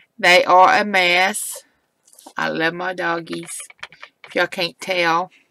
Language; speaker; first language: English; native; English